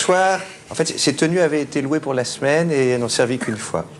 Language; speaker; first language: French; native; French